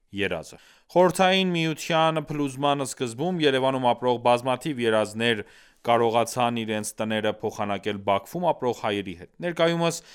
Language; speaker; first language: Armenian; early bilingual, heritage; Armenian